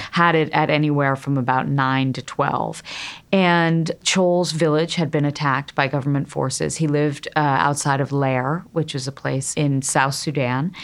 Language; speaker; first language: English; native; English